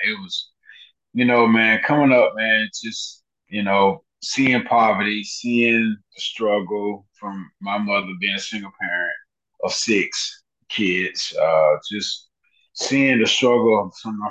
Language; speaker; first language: English; native; English